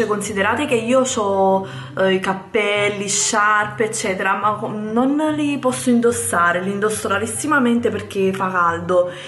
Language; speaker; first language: Italian; native; Italian